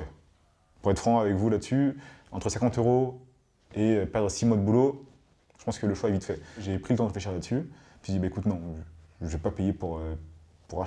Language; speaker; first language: French; native; French